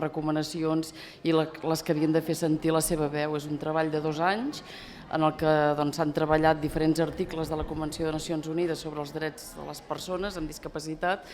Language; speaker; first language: Catalan; native; Catalan